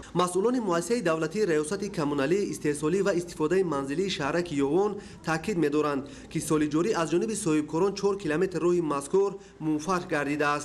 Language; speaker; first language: Tajik; native; Tajik